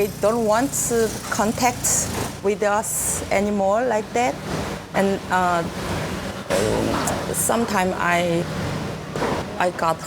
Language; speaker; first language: English; non-native, learner; Korean